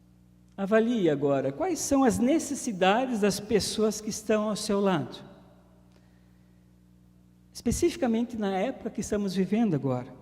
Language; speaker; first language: Portuguese; native; Portuguese